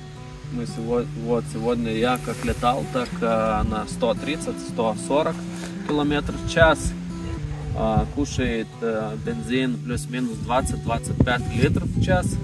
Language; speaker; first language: Russian; non-native, fluent; Lithuanian